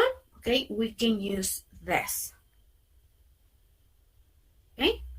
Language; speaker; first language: English; non-native, fluent; Spanish